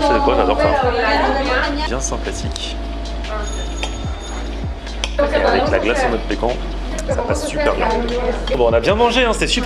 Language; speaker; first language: French; native; French